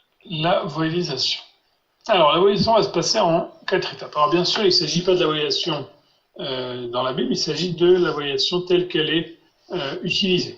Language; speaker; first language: French; non-native, fluent; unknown